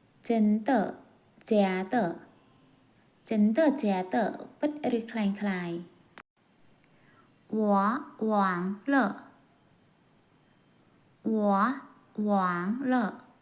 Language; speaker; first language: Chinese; non-native, learner; Khmer